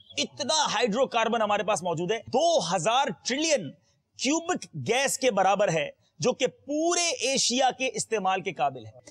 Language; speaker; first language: Urdu; native; Urdu